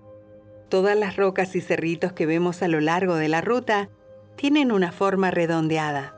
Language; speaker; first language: Spanish; native; Spanish